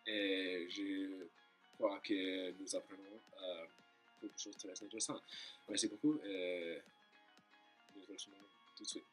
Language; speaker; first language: French; non-native, learner; English